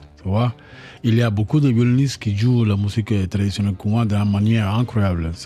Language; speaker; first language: French; non-native, learner; Spanish